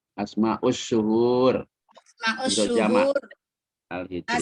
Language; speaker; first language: Arabic; non-native, learner; Indonesian